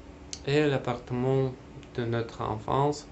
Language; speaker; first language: French; non-native, learner; Russian